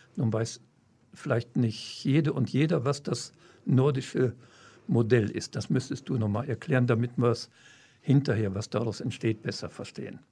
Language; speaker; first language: German; native; German